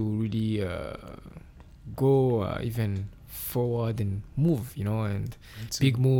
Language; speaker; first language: English; non-native, local second language; Kinyarwanda